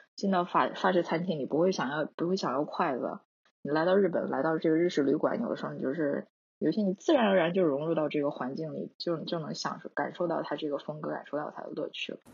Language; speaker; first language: Chinese; non-native, local second language; Korean